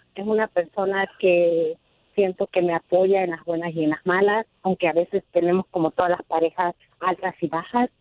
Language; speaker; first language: Spanish; native; Spanish